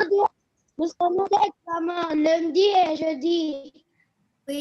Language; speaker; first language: French; non-native, learner; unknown